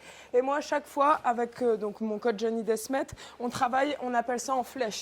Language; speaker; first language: French; native; French